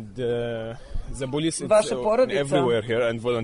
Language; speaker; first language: English; non-native, learner; Arabic